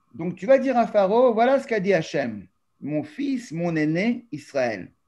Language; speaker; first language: French; native; French